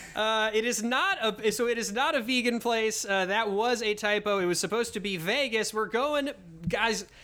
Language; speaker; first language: English; native; English